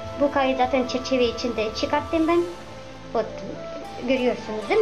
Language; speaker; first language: Turkish; non-native, learner; Russian